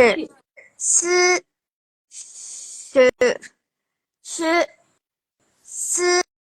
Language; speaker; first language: Chinese; non-native, learner; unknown